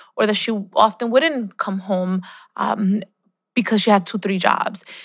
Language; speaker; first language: English; early bilingual, other home language; Spanish